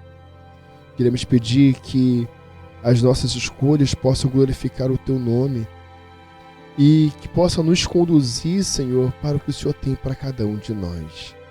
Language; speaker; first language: Portuguese; native; Portuguese